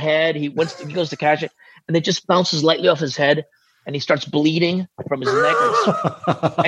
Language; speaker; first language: English; early bilingual, other home language; Spanish